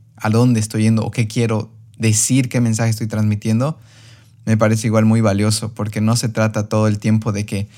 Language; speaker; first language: Spanish; native; Spanish